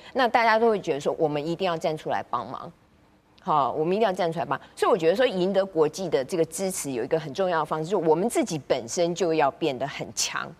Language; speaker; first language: Chinese; native; Chinese